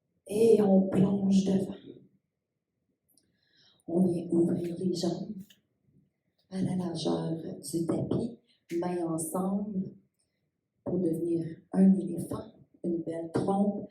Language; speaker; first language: French; native; French